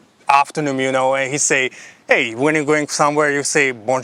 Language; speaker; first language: English; non-native, fluent; Slovak